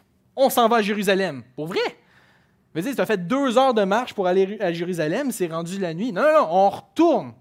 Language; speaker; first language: French; native; French